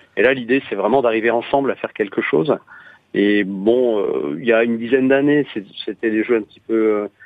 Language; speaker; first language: French; native; French